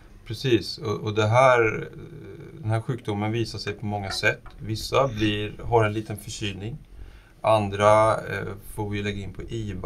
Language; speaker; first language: Swedish; non-native, fluent; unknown